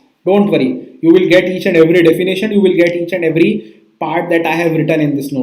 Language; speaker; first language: English; non-native, local second language; Hindi